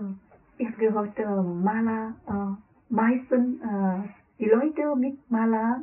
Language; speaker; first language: German; non-native, learner; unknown